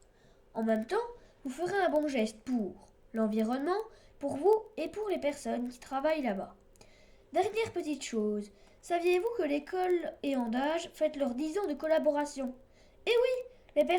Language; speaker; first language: French; native; French